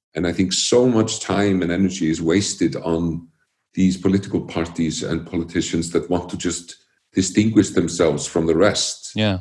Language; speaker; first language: English; early bilingual, other home language; Icelandic